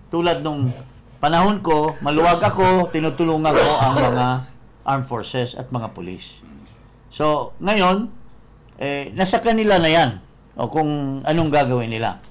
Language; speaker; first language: Filipino; non-native, local second language; Cebuano